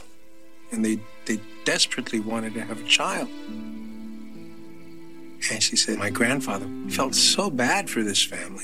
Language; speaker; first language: English; native; English